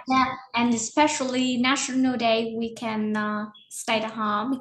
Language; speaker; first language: English; non-native, learner; Vietnamese